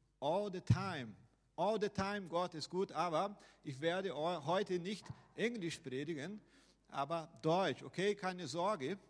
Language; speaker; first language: German; non-native, fluent; Portuguese